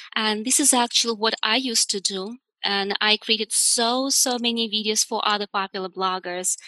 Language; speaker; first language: English; non-native, fluent; Russian